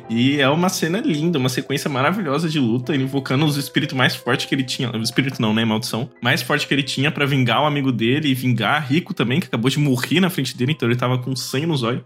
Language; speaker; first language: Portuguese; native; Portuguese